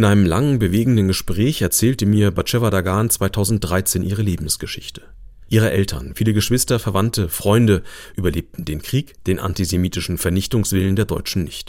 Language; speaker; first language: German; native; German